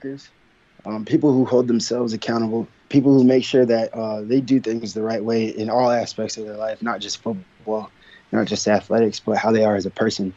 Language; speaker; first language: English; native; English